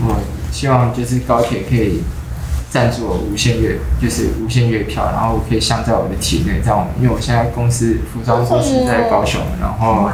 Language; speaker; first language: Chinese; native; Chinese